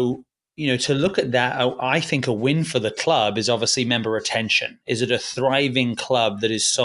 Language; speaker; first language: English; native; English